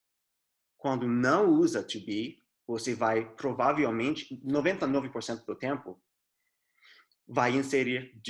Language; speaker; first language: Portuguese; non-native, fluent; English